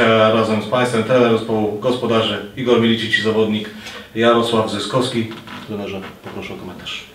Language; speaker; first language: Polish; native; Polish